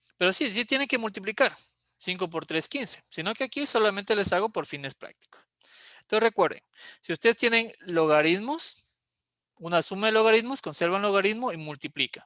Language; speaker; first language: Spanish; native; Spanish